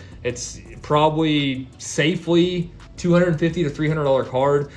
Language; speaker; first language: English; native; English